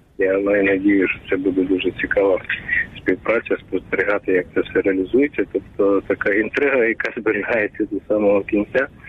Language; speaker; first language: Ukrainian; early bilingual, heritage; Ukrainian